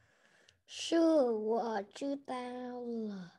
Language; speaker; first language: Chinese; non-native, learner; Vietnamese